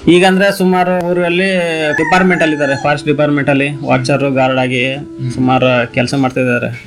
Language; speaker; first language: Kannada; non-native, local second language; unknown